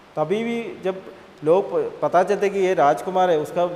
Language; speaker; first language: Hindi; non-native, local second language; Malayalam